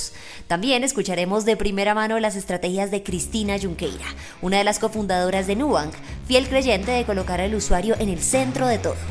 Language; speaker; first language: Spanish; native; Spanish